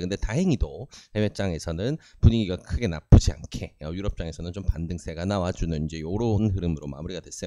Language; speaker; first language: Korean; native; Korean